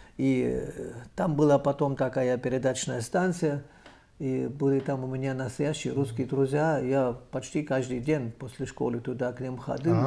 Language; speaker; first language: Russian; non-native, fluent; German